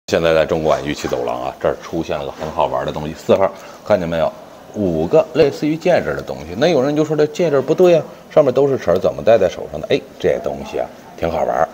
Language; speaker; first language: Chinese; native; Chinese